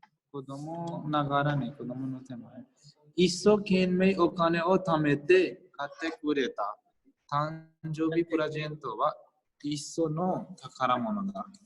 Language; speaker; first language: Japanese; non-native, fluent; Hindi